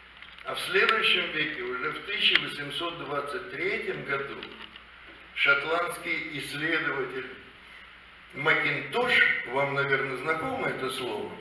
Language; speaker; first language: Russian; native; Russian